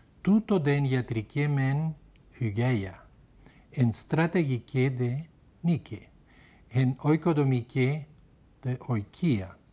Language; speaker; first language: Greek; non-native, fluent; Spanish